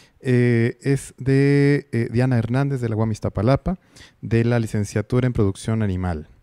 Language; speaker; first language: Spanish; native; Spanish